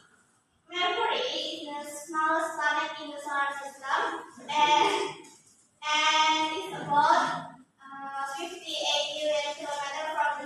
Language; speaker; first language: English; non-native, learner; Indonesian